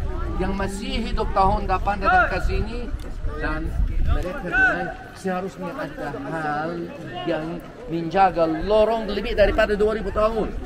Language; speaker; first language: Indonesian; non-native, learner; Arabic